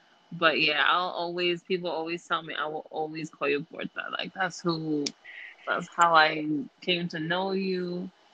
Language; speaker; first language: English; native; English